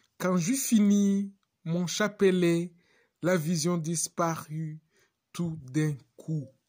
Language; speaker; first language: French; non-native, local second language; Kinyarwanda